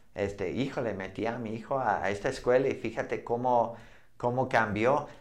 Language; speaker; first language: Spanish; non-native, fluent; English